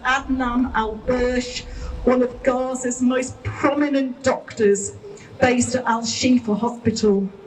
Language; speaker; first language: English; native; English